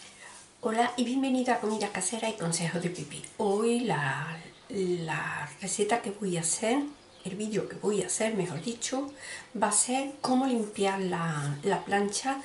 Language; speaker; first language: Spanish; native; Spanish